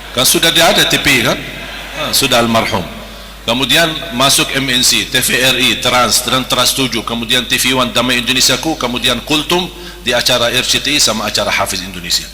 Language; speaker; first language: Malay; non-native, fluent; Arabic